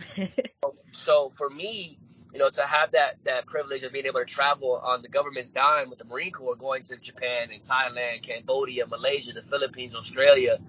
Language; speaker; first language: English; native; English